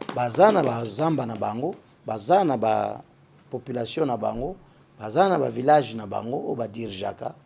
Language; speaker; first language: Lingala; non-native, local second language; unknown